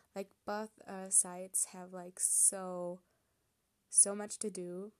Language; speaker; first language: English; non-native, fluent; German